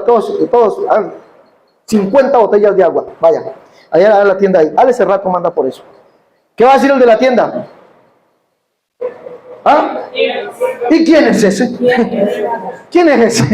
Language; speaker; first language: Spanish; native; Spanish